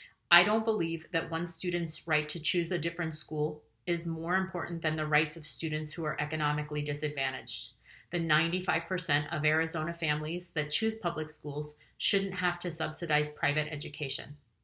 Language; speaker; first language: English; native; English